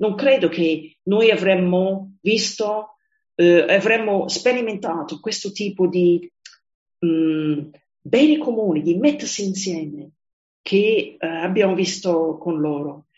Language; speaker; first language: Italian; non-native, fluent; English